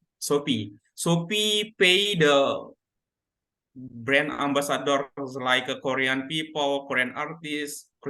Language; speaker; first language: English; non-native, learner; Indonesian